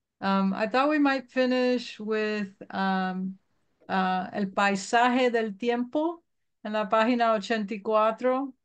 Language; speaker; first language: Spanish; early bilingual, heritage; Spanish